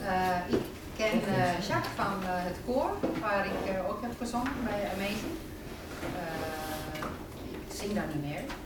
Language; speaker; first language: Dutch; non-native, fluent; Finnish